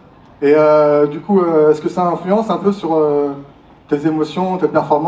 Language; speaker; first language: French; native; French